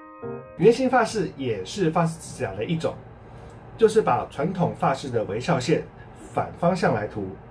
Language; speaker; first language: Chinese; native; Chinese